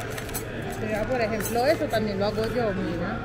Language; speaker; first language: Spanish; native; Spanish